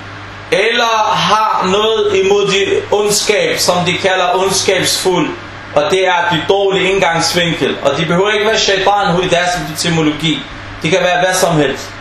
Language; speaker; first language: Danish; non-native, fluent; Arabic